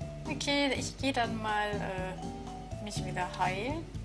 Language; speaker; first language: German; native; German